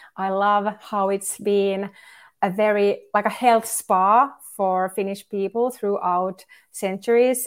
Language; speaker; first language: English; non-native, fluent; Finnish